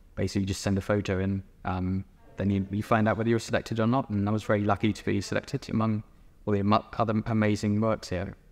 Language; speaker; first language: English; native; English